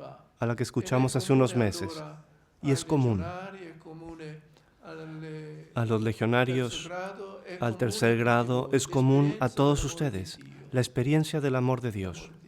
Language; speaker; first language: Spanish; non-native, fluent; Italian